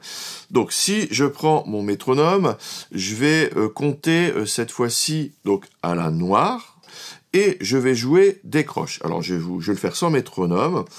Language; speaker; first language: French; native; French